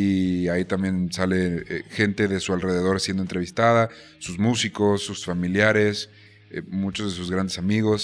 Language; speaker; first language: Spanish; native; Spanish